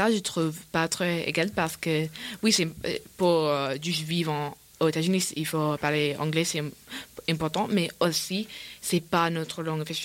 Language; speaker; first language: French; non-native, learner; English